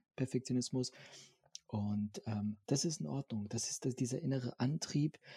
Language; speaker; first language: German; non-native, fluent; French